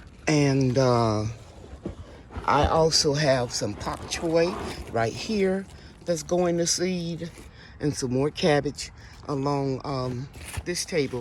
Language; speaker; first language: English; native; English